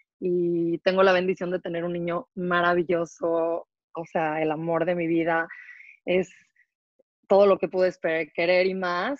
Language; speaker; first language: Spanish; native; Spanish